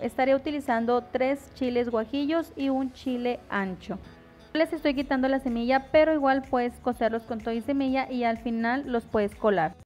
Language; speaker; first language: Spanish; native; Spanish